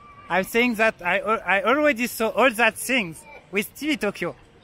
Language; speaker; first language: English; non-native, learner; French